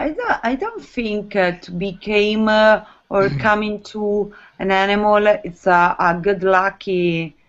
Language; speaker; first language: English; non-native, learner; Italian